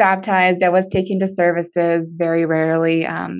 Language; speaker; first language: English; early bilingual, other home language; Russian